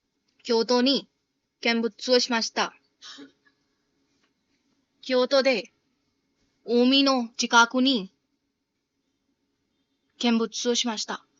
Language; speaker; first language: Japanese; non-native, fluent; Hindi